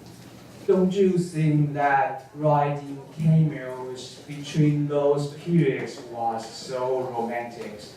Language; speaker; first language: English; non-native, learner; Chinese